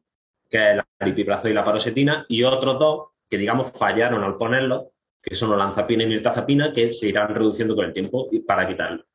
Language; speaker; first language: Spanish; native; Spanish